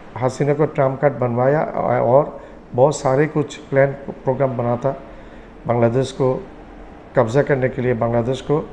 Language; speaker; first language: Hindi; non-native, fluent; Bangla